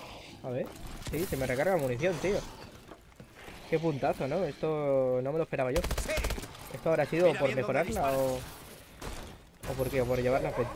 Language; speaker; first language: Spanish; native; Spanish